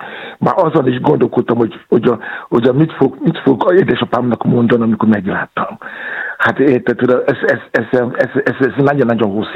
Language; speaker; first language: Hungarian; non-native, fluent; Yoruba